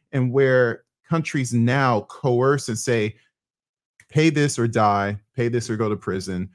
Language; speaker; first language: English; native; English